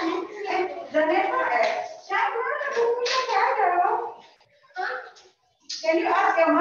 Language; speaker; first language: English; non-native, fluent; Indonesian